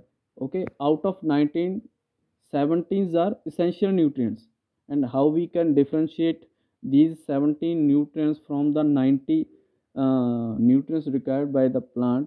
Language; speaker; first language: English; non-native, local second language; Punjabi